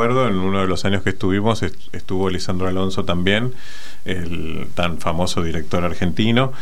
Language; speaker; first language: Spanish; native; Spanish